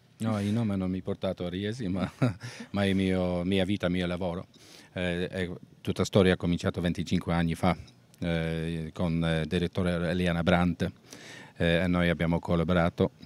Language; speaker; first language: Italian; non-native, learner; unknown